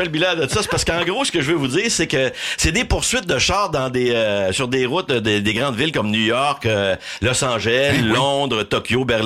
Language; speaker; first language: French; native; French